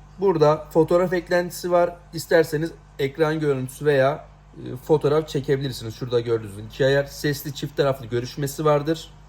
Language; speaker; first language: Turkish; native; Turkish